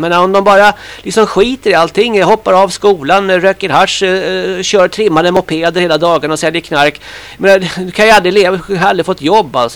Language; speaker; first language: Swedish; native; Swedish